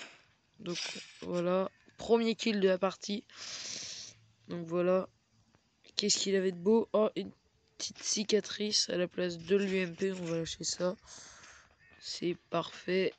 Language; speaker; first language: French; native; French